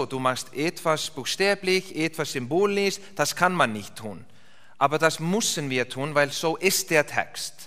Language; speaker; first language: German; non-native, fluent; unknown